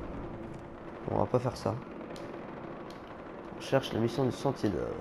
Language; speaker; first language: French; native; French